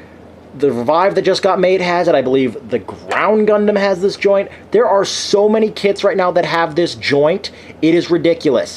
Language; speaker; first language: English; native; English